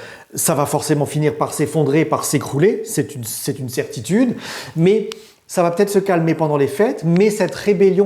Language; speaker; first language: French; native; French